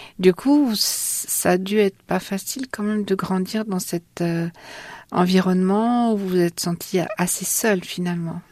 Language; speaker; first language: French; native; French